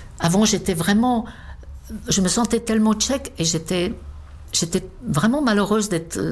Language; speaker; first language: French; non-native, fluent; Czech